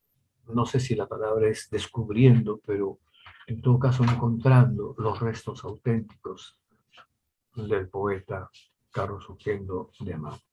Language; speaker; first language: Spanish; native; Spanish